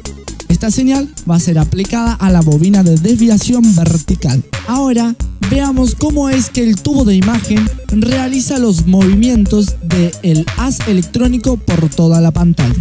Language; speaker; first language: Spanish; native; Spanish